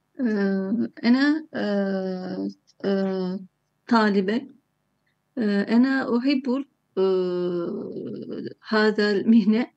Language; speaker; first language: Arabic; non-native, learner; Turkish